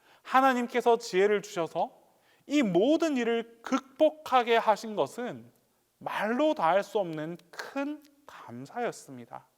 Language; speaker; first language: Korean; native; Korean